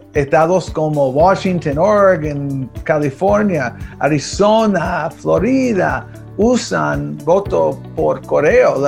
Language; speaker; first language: Spanish; early bilingual, heritage; Spanish